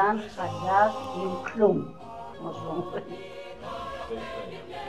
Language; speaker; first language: Hebrew; non-native, fluent; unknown